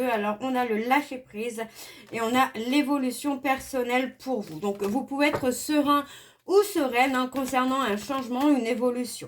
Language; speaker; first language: French; native; French